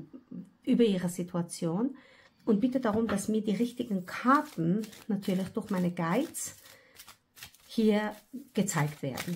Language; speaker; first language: German; non-native, fluent; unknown